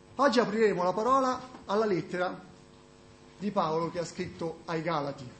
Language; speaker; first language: Italian; native; Italian